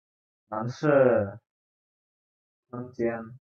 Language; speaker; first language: Chinese; non-native, fluent; Indonesian